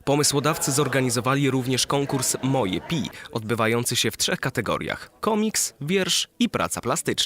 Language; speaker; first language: Polish; native; Polish